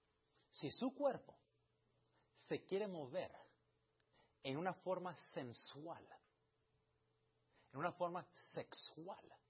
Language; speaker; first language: Spanish; early bilingual, heritage; Spanish